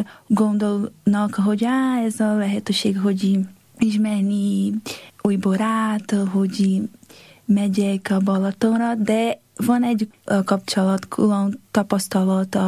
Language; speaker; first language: Hungarian; non-native, learner; Portuguese